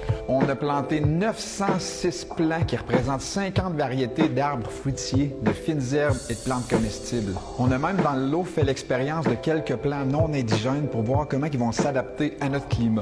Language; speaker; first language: French; native; French